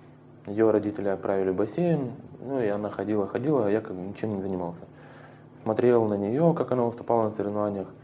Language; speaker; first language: Russian; native; Russian